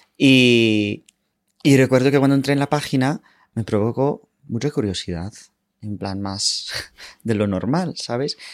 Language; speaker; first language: Spanish; non-native, fluent; English